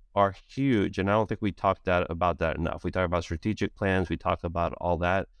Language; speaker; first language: English; native; English